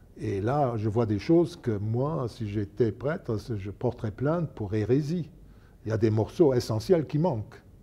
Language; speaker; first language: French; non-native, local second language; Luxembourgish